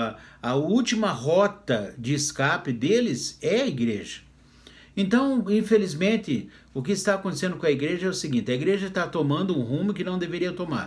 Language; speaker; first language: Portuguese; native; Portuguese